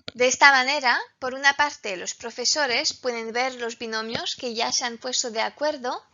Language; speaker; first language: Spanish; non-native, fluent; French